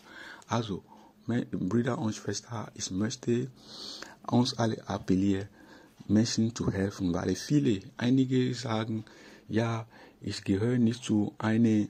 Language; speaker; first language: German; non-native, fluent; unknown